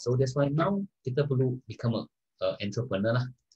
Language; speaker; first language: English; non-native, local second language; Malay